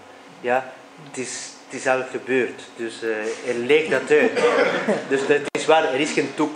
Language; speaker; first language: Dutch; non-native, fluent; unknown